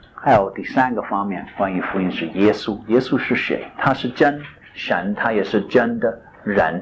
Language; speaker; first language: Chinese; non-native, fluent; English